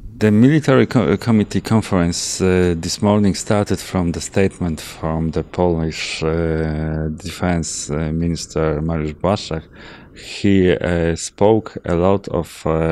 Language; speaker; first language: English; non-native, fluent; Polish